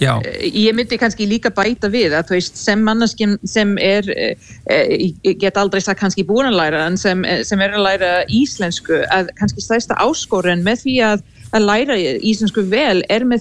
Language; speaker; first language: Icelandic; non-native, fluent; English